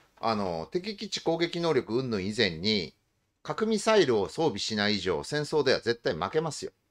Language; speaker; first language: Japanese; native; Japanese